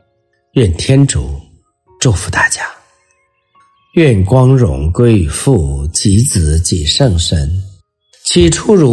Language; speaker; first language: Chinese; native; Chinese